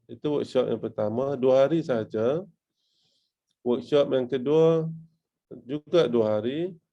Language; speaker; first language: Malay; native; Malay